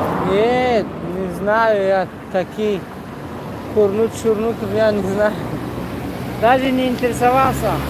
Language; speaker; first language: Russian; non-native, local second language; Tajik